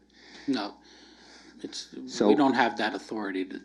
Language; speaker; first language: English; native; English